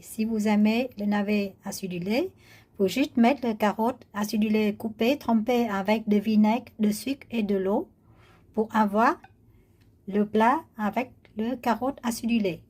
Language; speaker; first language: French; non-native, learner; Vietnamese